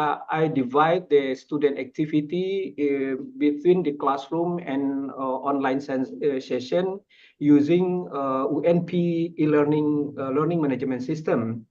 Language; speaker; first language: English; non-native, fluent; Indonesian